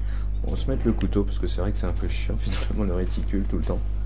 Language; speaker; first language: French; native; French